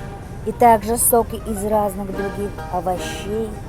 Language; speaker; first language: Russian; non-native, local second language; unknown